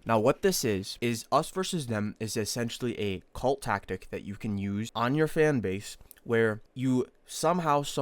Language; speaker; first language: English; native; English